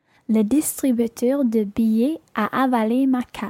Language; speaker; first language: French; non-native, learner; English